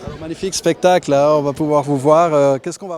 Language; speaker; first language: French; native; French